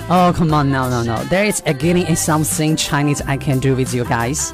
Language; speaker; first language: English; non-native, learner; Chinese